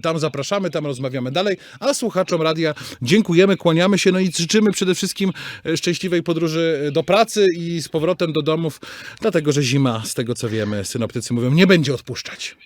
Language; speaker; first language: Polish; native; Polish